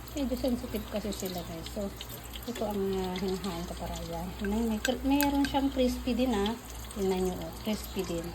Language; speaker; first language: Filipino; non-native, local second language; Iloko